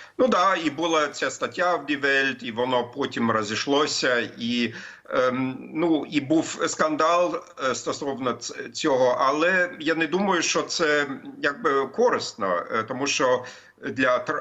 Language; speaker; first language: Ukrainian; non-native, fluent; German